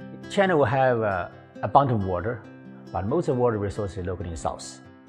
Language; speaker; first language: English; non-native, fluent; Chinese